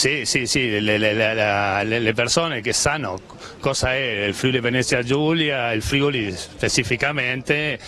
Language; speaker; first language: Italian; non-native, fluent; Spanish